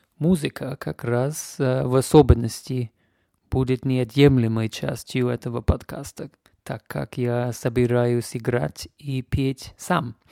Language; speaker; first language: Russian; non-native, fluent; English